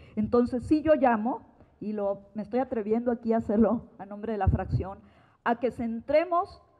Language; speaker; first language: Spanish; native; Spanish